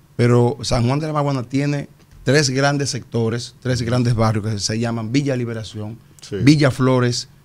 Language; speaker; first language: Spanish; native; Spanish